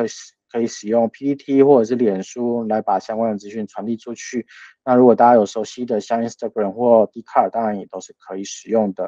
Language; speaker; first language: Chinese; native; Chinese